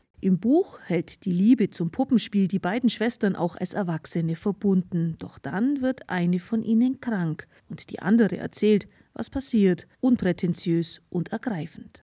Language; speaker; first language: German; native; German